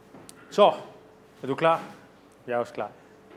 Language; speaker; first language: Danish; non-native, fluent; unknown